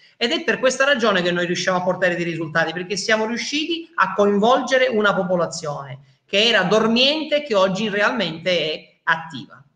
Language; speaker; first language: Italian; early bilingual, heritage; Italian